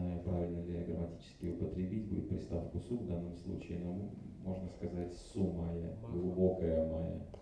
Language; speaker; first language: Russian; native; Russian